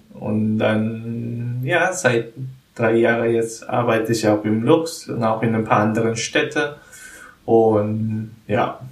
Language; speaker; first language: German; non-native, learner; Korean